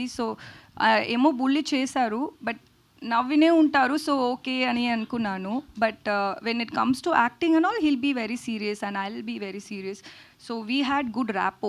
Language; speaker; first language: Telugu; non-native, fluent; Tamil